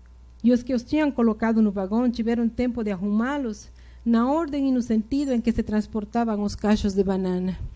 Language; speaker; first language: Portuguese; non-native, fluent; Spanish